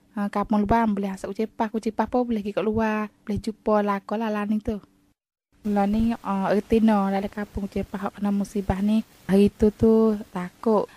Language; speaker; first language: Malay; native; Malay